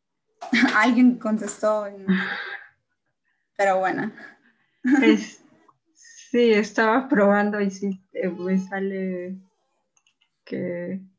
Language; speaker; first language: Spanish; native; Spanish